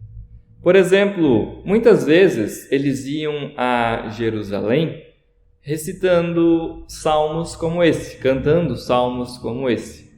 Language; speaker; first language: Portuguese; native; Portuguese